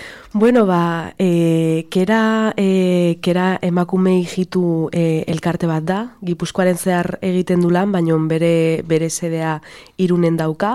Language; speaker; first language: Basque; non-native, local second language; Spanish